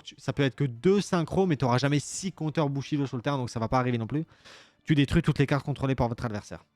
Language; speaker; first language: French; native; French